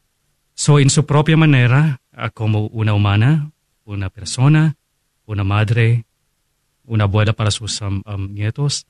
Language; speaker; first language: Spanish; non-native, fluent; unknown